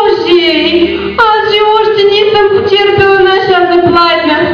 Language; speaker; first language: Bulgarian; early bilingual, heritage; Bulgarian